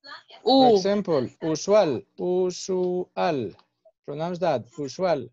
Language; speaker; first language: English; non-native, fluent; Spanish